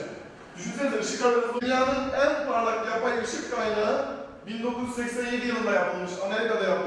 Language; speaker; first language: Turkish; native; Turkish